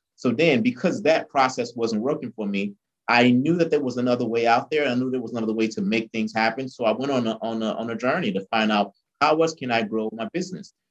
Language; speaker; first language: English; early bilingual, other home language; Haitian Creole